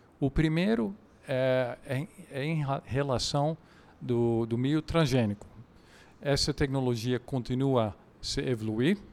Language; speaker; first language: Portuguese; non-native, fluent; Dutch